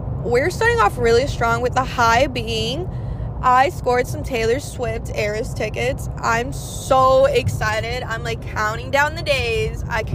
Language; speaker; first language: English; native; English